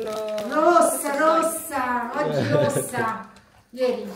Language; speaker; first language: Italian; native; Italian